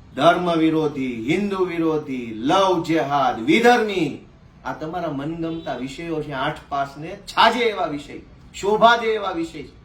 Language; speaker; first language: Gujarati; native; Gujarati